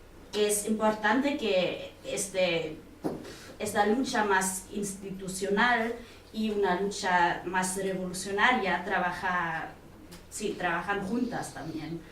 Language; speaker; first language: Spanish; non-native, fluent; German